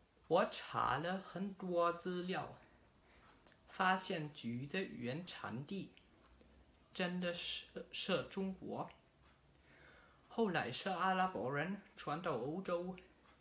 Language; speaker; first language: Chinese; non-native, learner; German